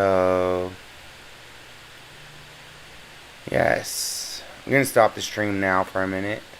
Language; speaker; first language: English; native; English